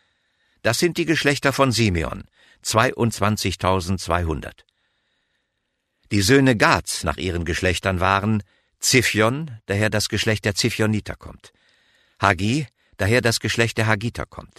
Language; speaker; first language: German; native; German